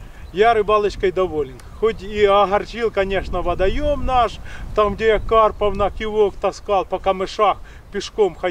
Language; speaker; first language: Russian; native; Russian